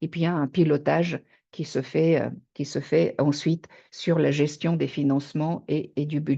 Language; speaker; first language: French; native; French